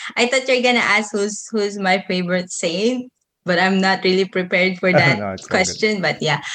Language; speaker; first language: English; non-native, local second language; Filipino